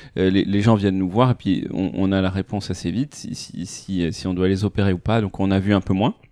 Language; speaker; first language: French; native; French